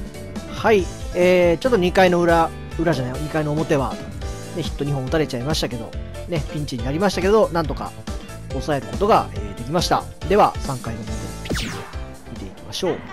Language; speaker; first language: Japanese; native; Japanese